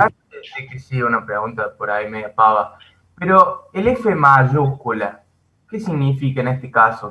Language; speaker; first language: Spanish; native; Spanish